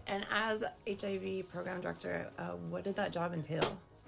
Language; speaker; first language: English; native; English